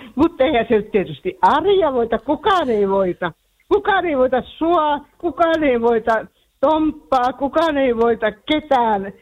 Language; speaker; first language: Finnish; native; Finnish